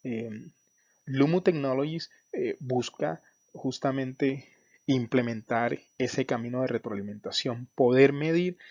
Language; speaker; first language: Spanish; native; Spanish